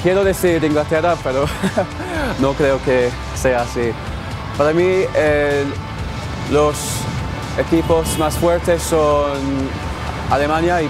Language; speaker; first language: Spanish; non-native, fluent; English